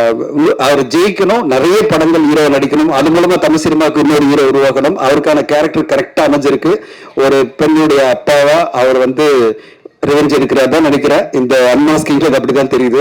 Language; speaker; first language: Tamil; native; Tamil